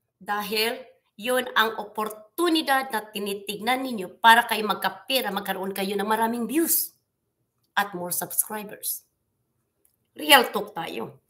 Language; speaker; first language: Filipino; non-native, local second language; Cebuano